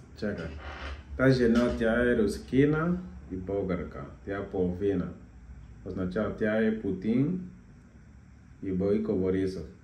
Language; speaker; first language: Bulgarian; non-native, learner; Portuguese